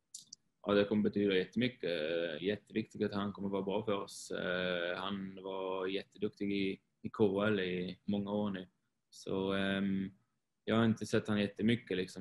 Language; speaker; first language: Swedish; non-native, fluent; Swiss German